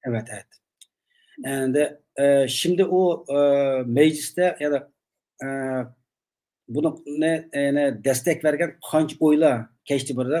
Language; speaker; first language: Turkish; non-native, learner; Uyghur